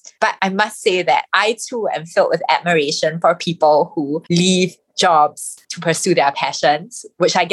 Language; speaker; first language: English; native; English